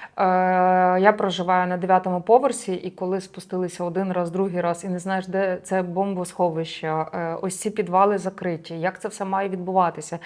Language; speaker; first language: Ukrainian; native; Ukrainian